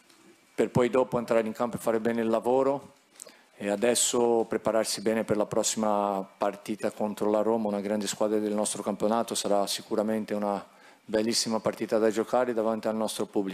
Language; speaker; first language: Italian; non-native, fluent; Portuguese